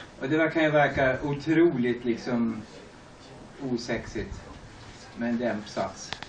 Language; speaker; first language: Swedish; early bilingual, other home language; German